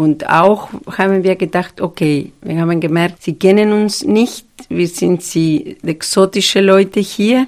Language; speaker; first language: German; non-native, fluent; Spanish